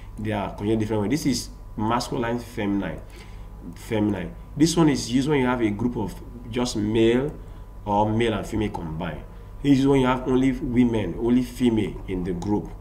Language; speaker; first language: English; non-native, local second language; Yoruba